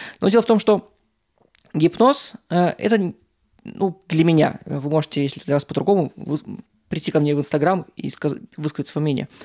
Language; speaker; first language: Russian; native; Russian